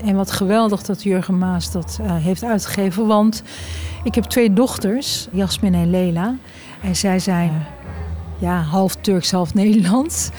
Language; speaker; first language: Dutch; early bilingual, other home language; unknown